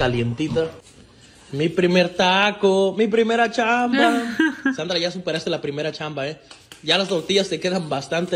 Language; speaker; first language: Spanish; native; Spanish